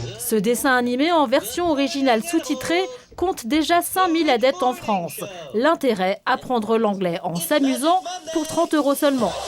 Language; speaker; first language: French; native; French